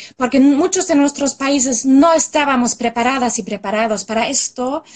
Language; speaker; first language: Spanish; non-native, fluent; German